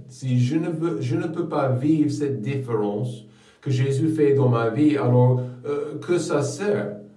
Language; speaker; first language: French; non-native, fluent; English